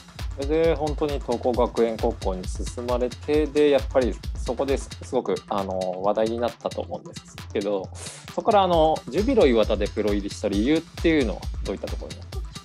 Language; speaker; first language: Japanese; native; Japanese